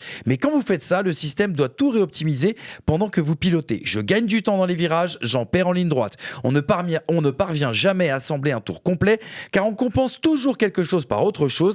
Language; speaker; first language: French; native; French